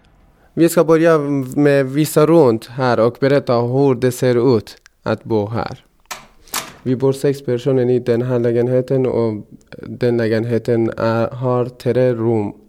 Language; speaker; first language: Swedish; non-native, fluent; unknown